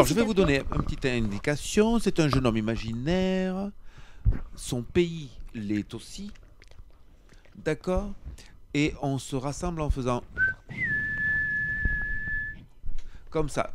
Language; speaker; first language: French; native; French